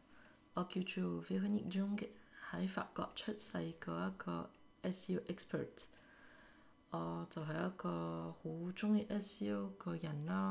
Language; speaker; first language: Cantonese; early bilingual, heritage; Cantonese